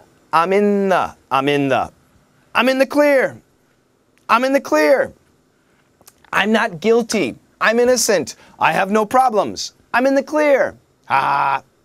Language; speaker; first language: English; native; English